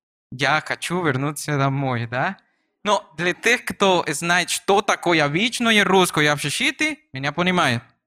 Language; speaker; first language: Russian; non-native, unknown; Spanish